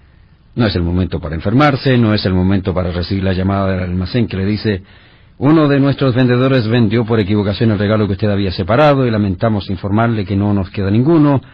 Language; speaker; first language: Spanish; native; Spanish